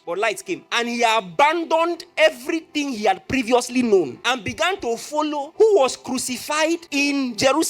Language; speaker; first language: English; non-native, local second language; Yoruba